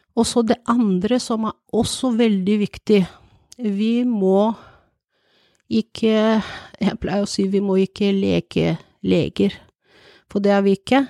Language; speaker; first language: Norwegian; non-native, fluent; Bulgarian